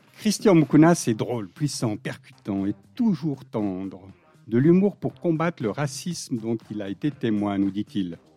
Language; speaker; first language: French; native; French